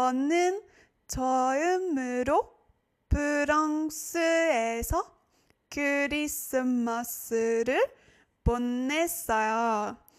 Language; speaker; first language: Korean; non-native, fluent; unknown